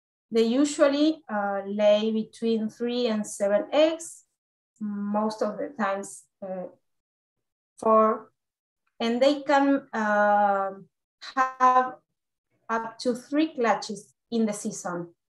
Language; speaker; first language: English; non-native, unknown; Spanish